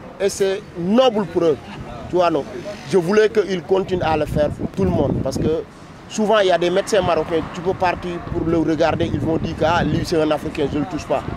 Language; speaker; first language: French; non-native, local second language; Wolof